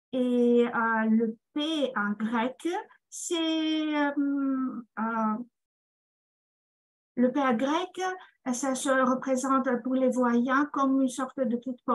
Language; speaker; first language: French; non-native, fluent; Greek